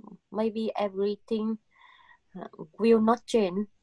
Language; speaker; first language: English; non-native, learner; Vietnamese